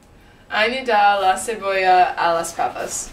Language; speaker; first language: Spanish; non-native, learner; English